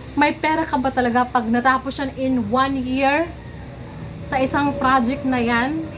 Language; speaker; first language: Filipino; non-native, local second language; Cebuano